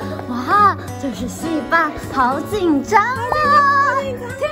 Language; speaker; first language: Chinese; native; Chinese